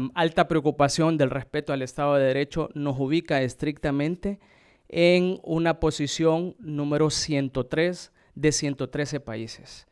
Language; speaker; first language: Spanish; native; Spanish